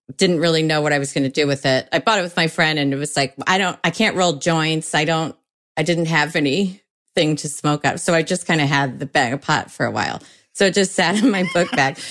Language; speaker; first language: English; native; English